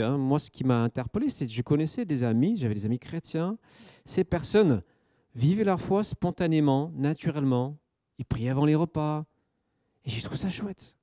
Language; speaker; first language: French; native; French